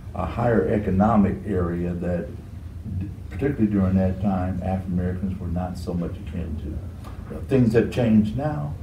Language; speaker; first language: English; native; English